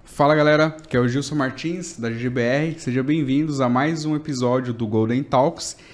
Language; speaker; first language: Portuguese; native; Portuguese